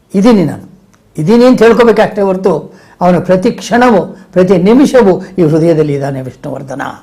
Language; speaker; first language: Kannada; native; Kannada